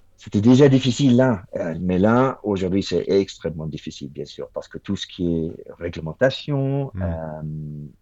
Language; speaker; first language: French; non-native, fluent; English